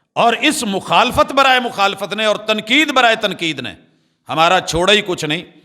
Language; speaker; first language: Urdu; non-native, local second language; Punjabi